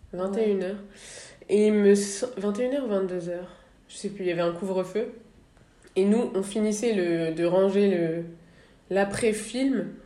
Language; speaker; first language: French; native; French